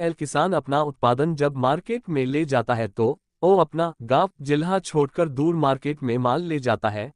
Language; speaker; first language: Hindi; non-native, local second language; Marathi